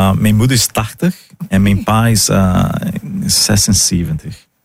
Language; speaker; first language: Dutch; non-native, learner; Portuguese